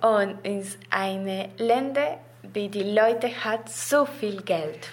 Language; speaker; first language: German; non-native, learner; Spanish